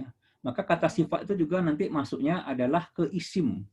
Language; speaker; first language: Indonesian; native; Indonesian